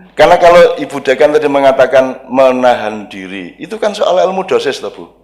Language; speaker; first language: Indonesian; non-native, local second language; Javanese